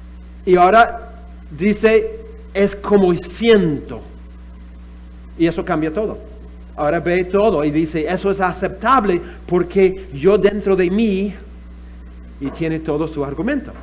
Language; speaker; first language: Spanish; non-native, fluent; English